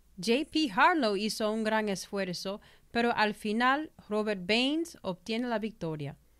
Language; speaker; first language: Spanish; early bilingual, heritage; Spanish